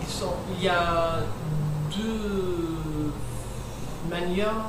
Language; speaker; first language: French; non-native, learner; English